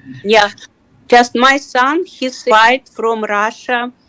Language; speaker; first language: English; non-native, learner; Russian